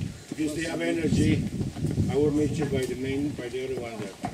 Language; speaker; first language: English; non-native, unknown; Spanish